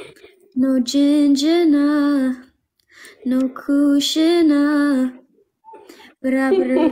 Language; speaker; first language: Amharic; non-native, learner; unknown